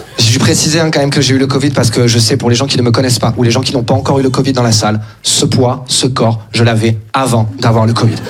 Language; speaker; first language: French; native; French